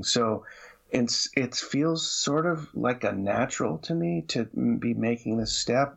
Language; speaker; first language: English; native; English